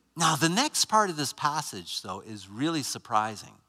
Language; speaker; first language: English; native; English